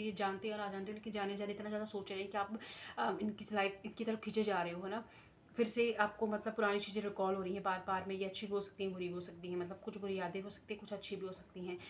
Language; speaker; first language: Hindi; native; Hindi